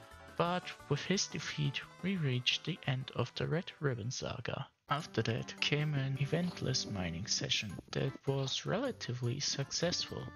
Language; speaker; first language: English; non-native, fluent; German